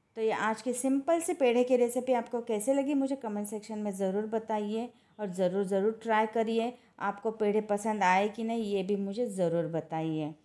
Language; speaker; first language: Hindi; non-native, local second language; Marathi